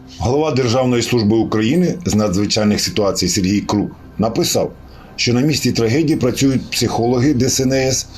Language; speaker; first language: Ukrainian; native; Ukrainian